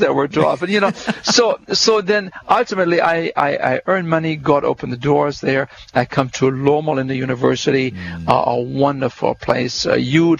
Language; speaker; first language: English; non-native, fluent; German